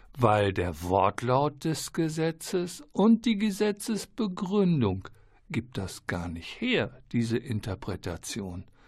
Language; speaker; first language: German; native; German